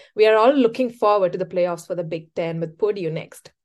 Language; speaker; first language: English; non-native, local second language; Hindi